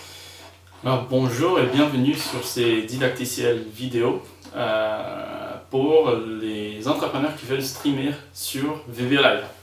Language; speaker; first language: French; non-native, fluent; Spanish